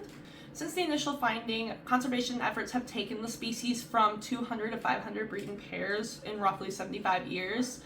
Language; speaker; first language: English; native; English